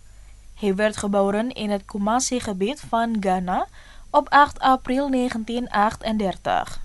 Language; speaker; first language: Dutch; non-native, learner; Indonesian